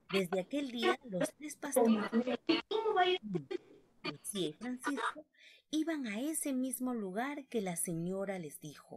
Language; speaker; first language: Spanish; native; Spanish